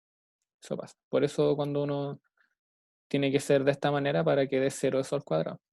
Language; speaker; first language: Spanish; native; Spanish